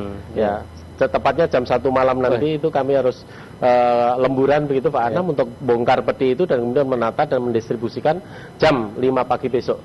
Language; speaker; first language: Indonesian; native; Indonesian